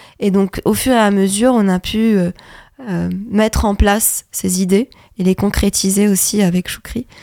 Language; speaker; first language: French; non-native, local second language; Arabic